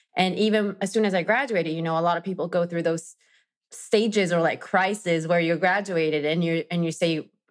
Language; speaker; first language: English; non-native, fluent; Spanish